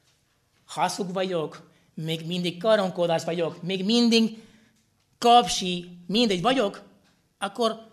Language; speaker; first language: Hungarian; non-native, fluent; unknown